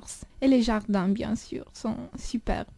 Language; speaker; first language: French; non-native, fluent; Romanian